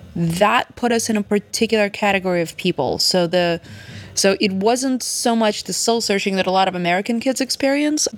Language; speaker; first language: English; early bilingual, other home language; Russian